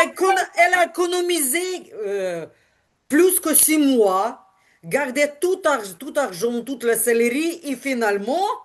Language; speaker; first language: French; non-native, learner; Ukrainian